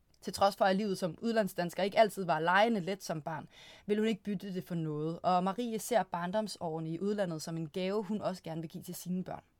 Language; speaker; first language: Danish; native; Danish